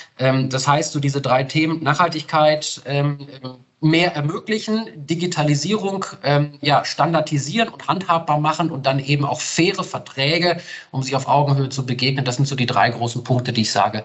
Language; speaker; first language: German; native; German